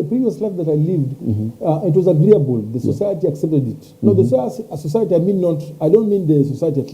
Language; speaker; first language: English; non-native, local second language; Swahili